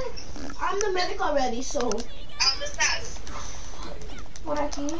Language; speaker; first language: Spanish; early bilingual, heritage; Spanish